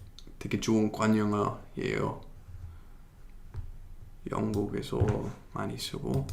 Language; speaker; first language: Korean; non-native, fluent; English